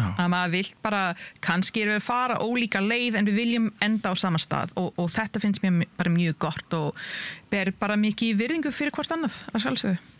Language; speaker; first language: Icelandic; non-native, fluent; English